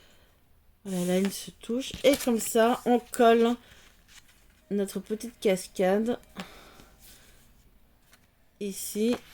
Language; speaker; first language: French; native; French